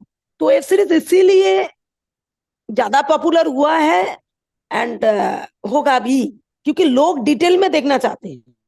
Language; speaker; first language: Hindi; non-native, local second language; Bangla